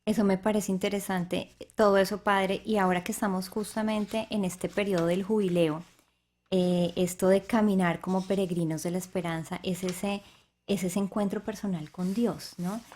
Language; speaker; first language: Spanish; native; Spanish